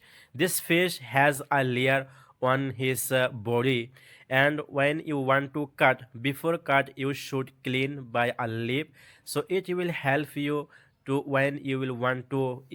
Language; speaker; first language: English; non-native, learner; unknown